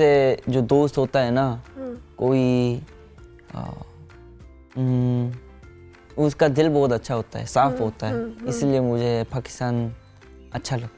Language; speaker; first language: Hindi; non-native, learner; Korean